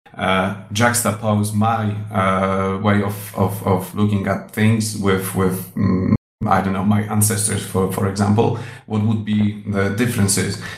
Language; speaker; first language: English; non-native, fluent; Polish